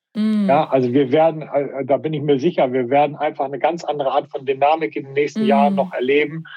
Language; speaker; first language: German; native; German